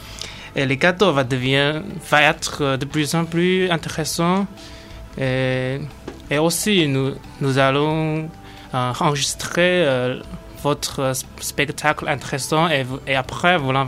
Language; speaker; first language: French; non-native, learner; Chinese